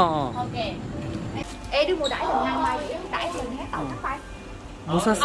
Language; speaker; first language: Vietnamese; non-native, learner; Korean